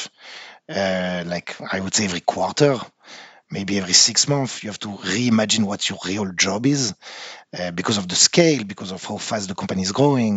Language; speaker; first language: English; non-native, fluent; French